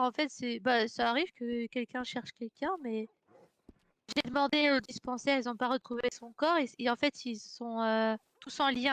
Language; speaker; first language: French; native; French